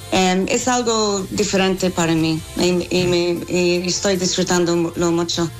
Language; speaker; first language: Spanish; non-native, fluent; English